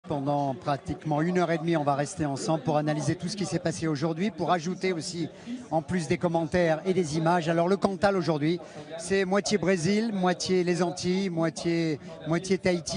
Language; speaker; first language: French; native; French